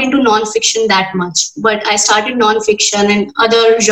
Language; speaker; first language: English; non-native, local second language; Hindi